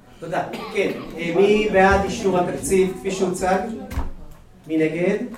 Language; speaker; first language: Hebrew; native; Hebrew